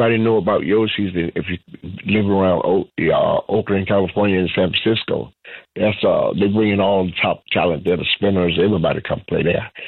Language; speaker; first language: English; native; English